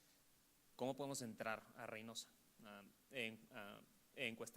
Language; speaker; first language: Spanish; native; Spanish